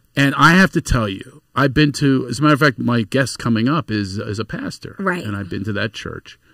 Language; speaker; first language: English; native; English